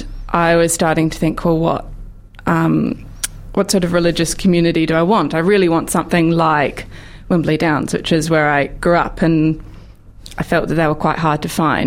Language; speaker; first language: English; native; English